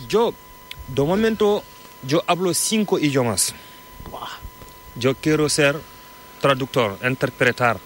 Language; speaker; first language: Spanish; non-native, learner; Fula